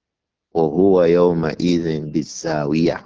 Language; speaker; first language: Arabic; non-native, fluent; Yoruba